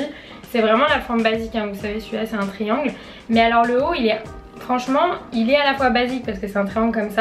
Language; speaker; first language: French; native; French